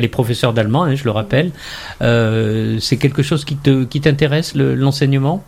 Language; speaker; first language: French; native; French